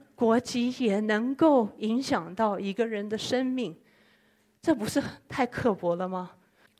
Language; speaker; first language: Chinese; non-native, fluent; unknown